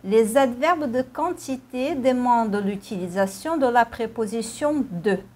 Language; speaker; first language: French; non-native, fluent; Portuguese